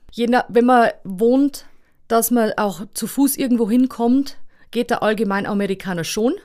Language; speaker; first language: German; native; German